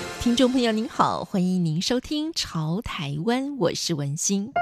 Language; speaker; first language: Chinese; native; Chinese